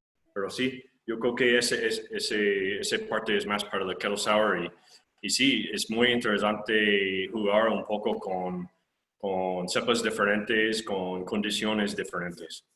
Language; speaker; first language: Spanish; non-native, fluent; English